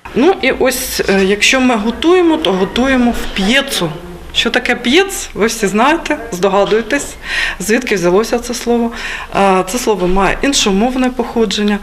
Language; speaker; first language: Ukrainian; native; Ukrainian